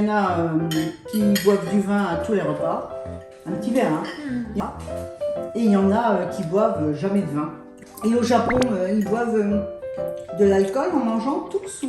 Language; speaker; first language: French; native; French